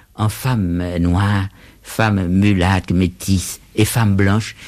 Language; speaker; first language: French; native; French